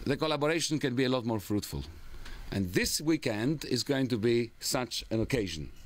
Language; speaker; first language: English; non-native, fluent; Greek